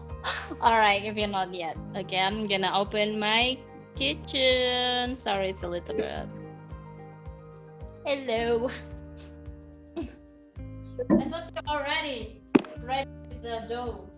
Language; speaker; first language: English; non-native, learner; Indonesian